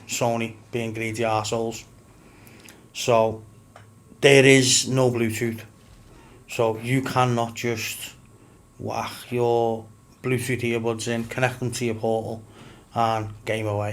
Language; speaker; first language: English; native; English